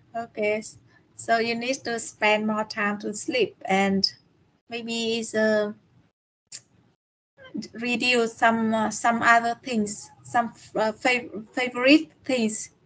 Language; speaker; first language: English; non-native, learner; Vietnamese